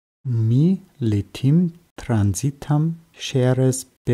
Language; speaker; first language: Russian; non-native, learner; German